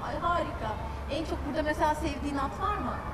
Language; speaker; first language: Turkish; native; Turkish